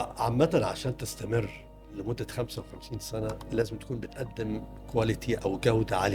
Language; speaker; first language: Arabic; native; Arabic